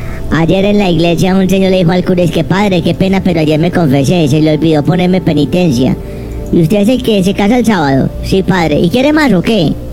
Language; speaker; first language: Spanish; native; Spanish